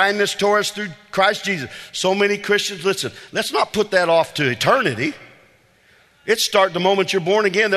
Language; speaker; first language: English; native; English